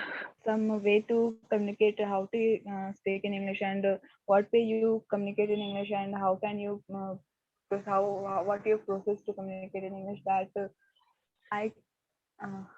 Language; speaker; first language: English; non-native, learner; Hindi